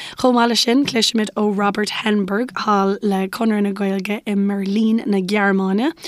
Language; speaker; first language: Irish; native; Irish